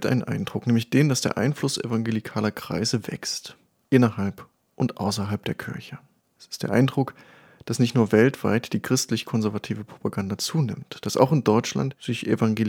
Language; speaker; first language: German; native; German